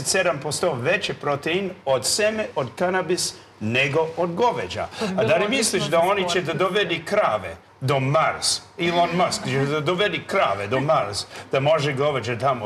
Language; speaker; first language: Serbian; non-native, learner; English